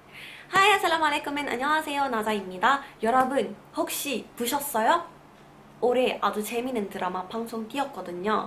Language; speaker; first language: Korean; non-native, learner; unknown